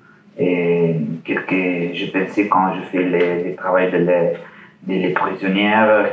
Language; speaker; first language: French; non-native, learner; Italian